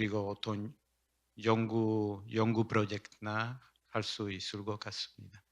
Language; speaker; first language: Korean; non-native, learner; Spanish